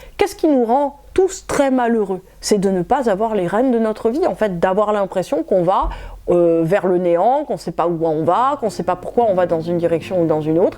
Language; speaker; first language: French; native; French